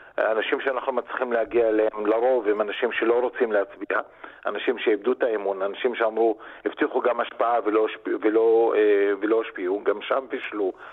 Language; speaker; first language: Hebrew; non-native, local second language; Arabic